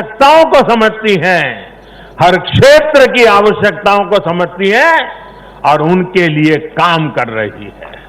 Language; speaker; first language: Hindi; non-native, local second language; Gujarati